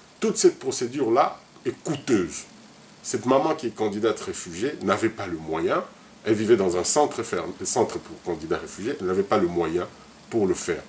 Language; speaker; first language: French; non-native, local second language; Lingala